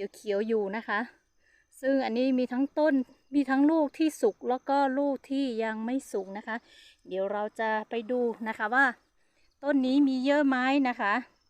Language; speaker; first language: Thai; non-native, local second language; Hmong